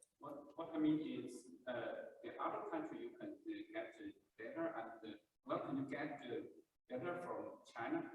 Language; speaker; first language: English; non-native, learner; Chinese